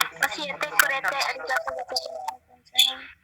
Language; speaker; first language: Japanese; non-native, learner; Indonesian